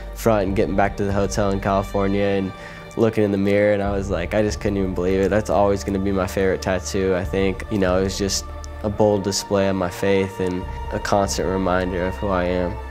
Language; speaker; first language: English; native; English